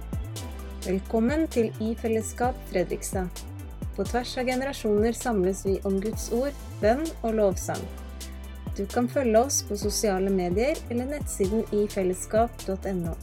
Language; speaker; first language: Norwegian; native; Norwegian